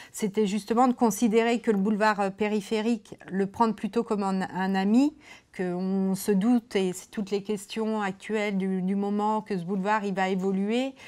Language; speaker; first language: French; native; French